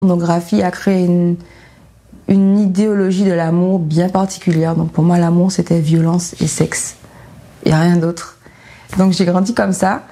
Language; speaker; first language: French; native; French